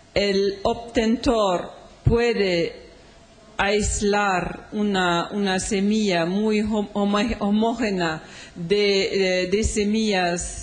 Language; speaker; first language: Spanish; non-native, fluent; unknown